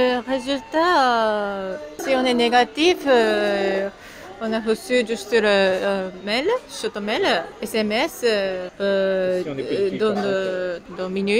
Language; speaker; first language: French; non-native, learner; Japanese